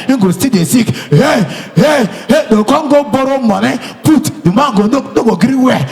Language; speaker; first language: Nigerian Pidgin; native; Nigerian Pidgin